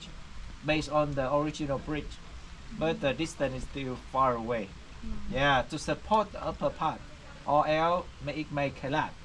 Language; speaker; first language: English; non-native, fluent; Vietnamese